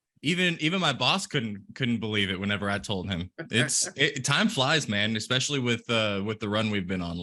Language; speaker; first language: English; native; English